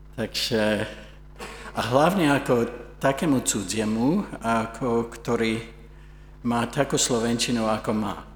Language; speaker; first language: Slovak; non-native, fluent; English